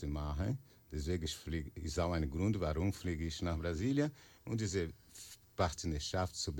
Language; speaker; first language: German; non-native, learner; Portuguese